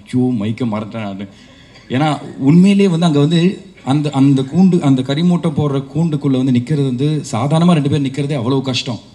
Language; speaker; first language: Tamil; native; Tamil